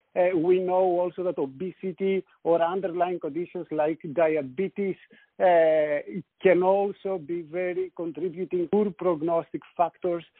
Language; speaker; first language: English; non-native, fluent; Greek